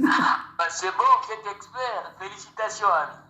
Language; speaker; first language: French; non-native, local second language; Rundi